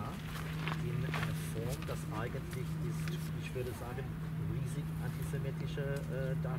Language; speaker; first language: German; non-native, fluent; English